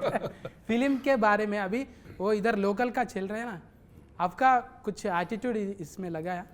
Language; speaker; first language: Hindi; non-native, learner; Telugu